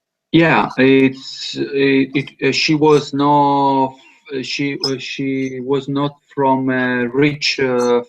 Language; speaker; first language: English; non-native, learner; Italian